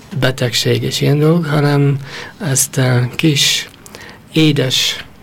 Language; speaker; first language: Hungarian; early bilingual, heritage; Hungarian